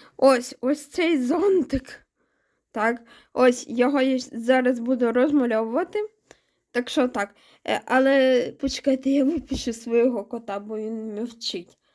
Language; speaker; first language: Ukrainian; non-native, local second language; Russian